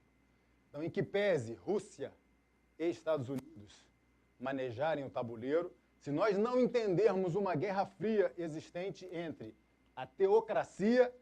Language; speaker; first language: Portuguese; native; Portuguese